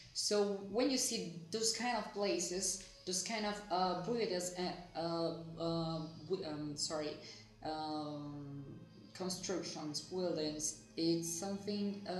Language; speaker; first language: English; non-native, fluent; Portuguese